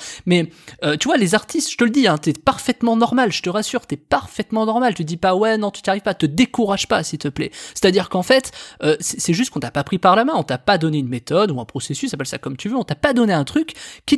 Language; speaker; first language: French; native; French